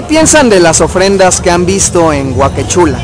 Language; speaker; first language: Spanish; native; Spanish